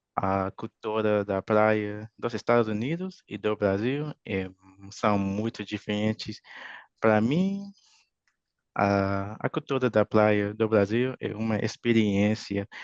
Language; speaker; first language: Portuguese; non-native, fluent; English